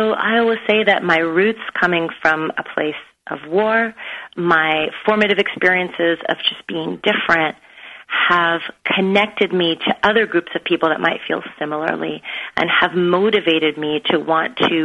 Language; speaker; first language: English; native; English